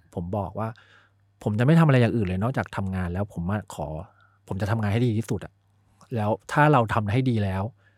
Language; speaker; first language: Thai; early bilingual, other home language; Chinese